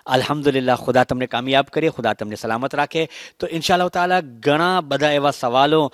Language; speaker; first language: Gujarati; early bilingual, heritage; Gujarati